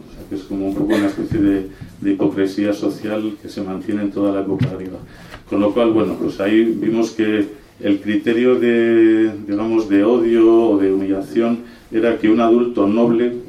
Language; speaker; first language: Spanish; native; Spanish